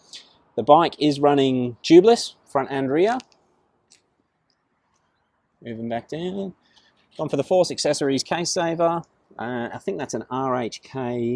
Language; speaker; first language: English; native; English